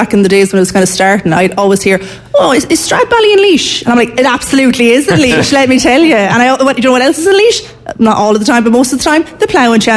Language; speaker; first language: English; native; English